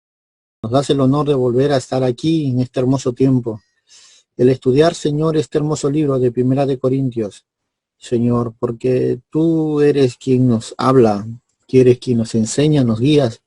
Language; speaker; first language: Spanish; native; Spanish